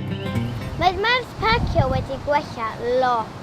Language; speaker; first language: Welsh; non-native, local second language; English